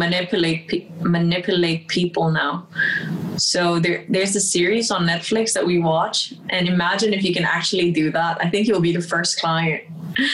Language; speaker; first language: English; non-native, local second language; Filipino